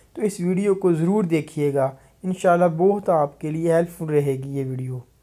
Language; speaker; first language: Urdu; non-native, local second language; Punjabi